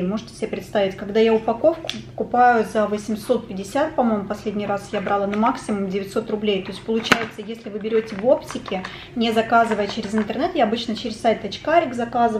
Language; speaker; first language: Russian; native; Russian